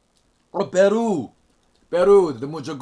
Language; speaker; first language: Spanish; non-native, learner; Korean